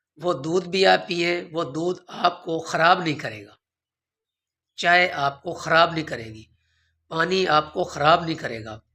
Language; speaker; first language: Urdu; non-native, local second language; Punjabi